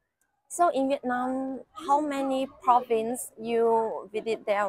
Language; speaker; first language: English; non-native, learner; Vietnamese